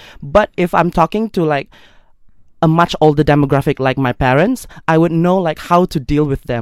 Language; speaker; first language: English; non-native, local second language; Malay